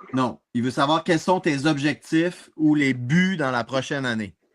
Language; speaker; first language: French; native; French